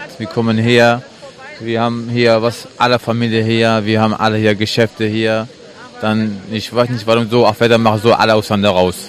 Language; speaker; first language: German; non-native, learner; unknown